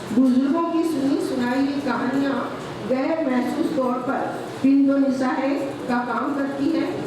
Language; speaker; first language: Urdu; native; Urdu